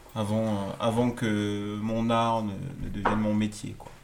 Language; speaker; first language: French; native; French